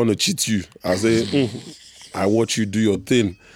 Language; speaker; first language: English; non-native, local second language; Igbo